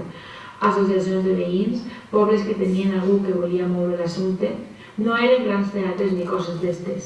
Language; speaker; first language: Catalan; native; Catalan